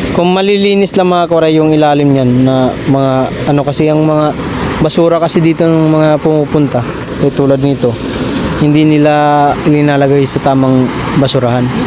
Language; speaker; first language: Filipino; non-native, local second language; Waray